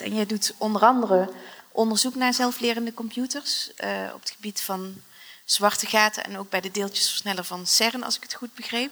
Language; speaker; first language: Dutch; native; Dutch